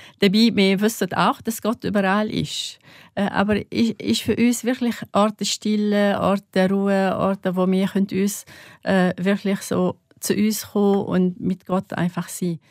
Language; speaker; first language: German; non-native, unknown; Arabic